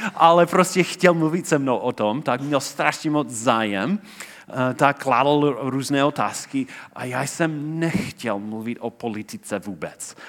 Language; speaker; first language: Czech; non-native, fluent; English